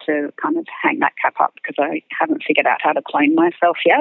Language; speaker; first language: English; native; English